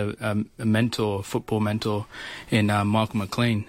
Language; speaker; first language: English; native; English